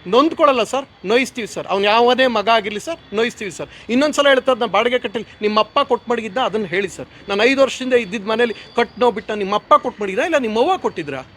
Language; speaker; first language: Kannada; native; Kannada